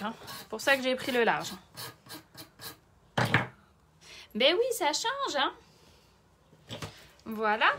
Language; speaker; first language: French; native; French